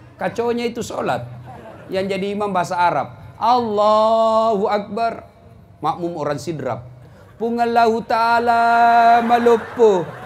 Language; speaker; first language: Indonesian; native; Indonesian